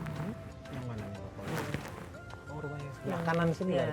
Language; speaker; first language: Indonesian; native; Indonesian